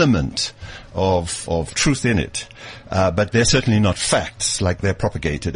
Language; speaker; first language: English; native; English